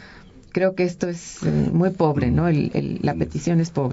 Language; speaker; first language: Spanish; native; Spanish